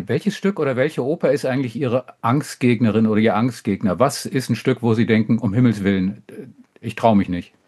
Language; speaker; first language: German; native; German